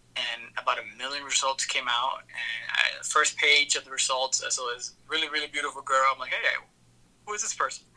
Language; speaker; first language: English; early bilingual, other home language; Spanish